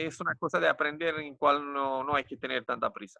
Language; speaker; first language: Spanish; non-native, fluent; Romanian